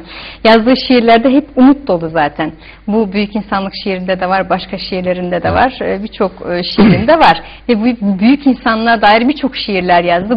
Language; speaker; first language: Turkish; native; Turkish